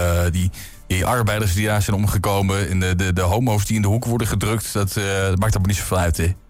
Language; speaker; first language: Dutch; native; Dutch